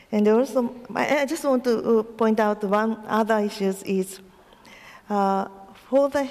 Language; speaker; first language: English; non-native, learner; Japanese